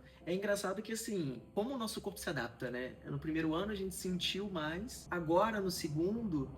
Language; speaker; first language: Portuguese; native; Portuguese